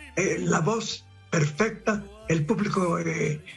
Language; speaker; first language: Spanish; native; Spanish